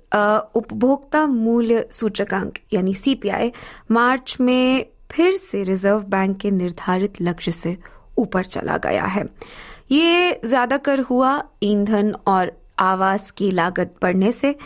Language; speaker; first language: Hindi; native; Hindi